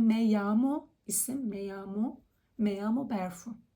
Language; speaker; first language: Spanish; non-native, learner; Turkish